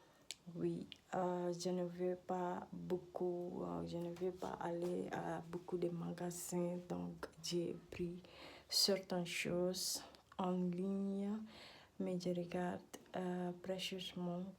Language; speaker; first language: French; non-native, learner; Dutch